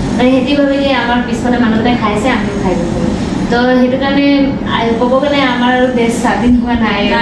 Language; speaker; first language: Assamese; non-native, local second language; Sadri